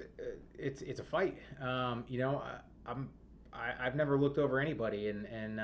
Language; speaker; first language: English; native; English